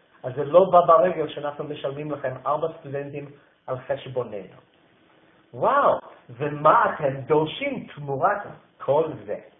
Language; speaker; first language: Hebrew; non-native, fluent; English